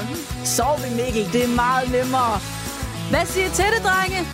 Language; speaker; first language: Danish; native; Danish